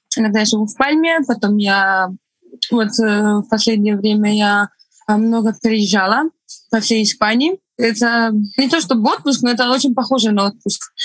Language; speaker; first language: Russian; non-native, fluent; Estonian